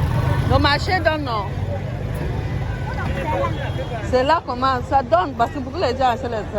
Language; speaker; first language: French; non-native, local second language; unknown